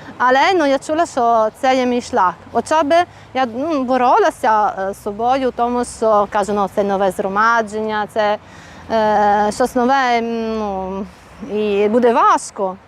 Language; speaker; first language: Ukrainian; non-native, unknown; Italian